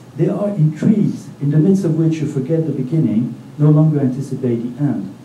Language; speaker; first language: English; non-native, fluent; French